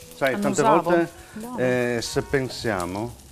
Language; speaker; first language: Italian; native; Italian